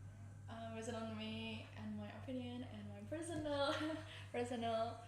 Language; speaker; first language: English; non-native, learner; Indonesian